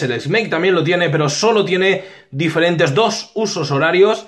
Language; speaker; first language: Spanish; native; Spanish